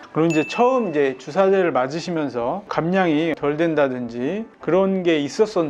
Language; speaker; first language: Korean; native; Korean